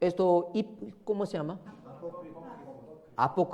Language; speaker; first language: Spanish; non-native, learner; Korean